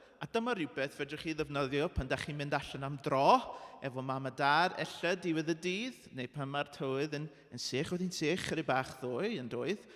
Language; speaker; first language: Welsh; non-native, local second language; English